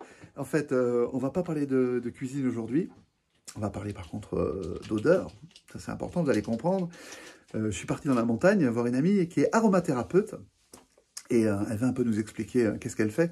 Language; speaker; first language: French; native; French